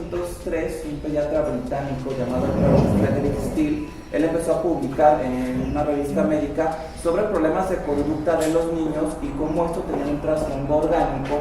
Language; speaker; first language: Spanish; native; Spanish